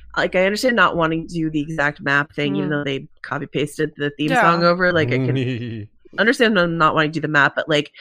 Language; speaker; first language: English; native; English